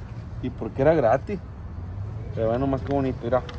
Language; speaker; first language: Spanish; native; Spanish